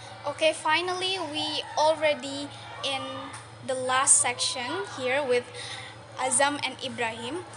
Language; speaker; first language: English; non-native, local second language; Indonesian